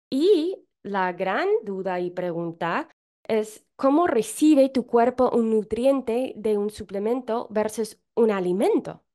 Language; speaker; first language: Spanish; non-native, fluent; English